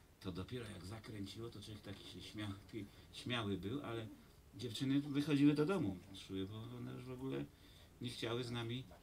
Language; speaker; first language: Polish; native; Polish